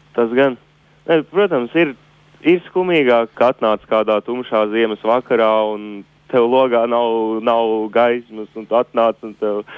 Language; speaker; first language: Latvian; native; Latvian